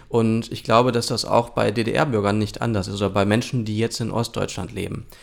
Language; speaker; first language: German; early bilingual, other home language; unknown